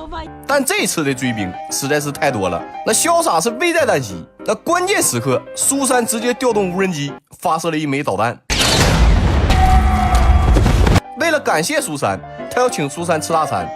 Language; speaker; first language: Chinese; native; Chinese